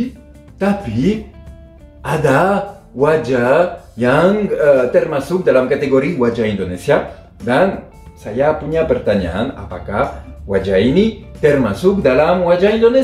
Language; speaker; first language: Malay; non-native, learner; French